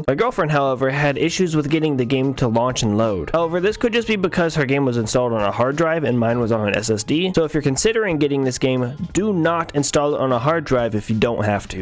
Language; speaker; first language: English; native; English